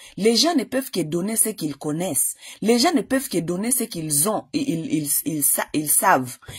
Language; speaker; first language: French; non-native, local second language; Lingala